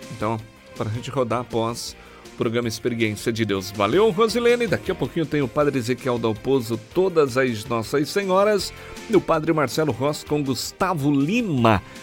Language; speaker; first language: Portuguese; native; Portuguese